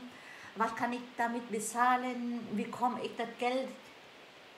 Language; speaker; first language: German; non-native, learner; Vietnamese